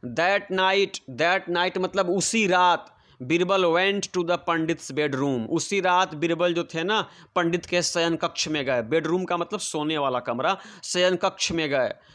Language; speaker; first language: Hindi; non-native, local second language; Bhojpuri